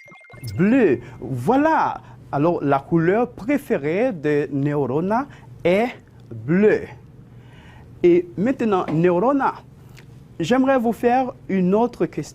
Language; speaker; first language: French; non-native, fluent; Spanish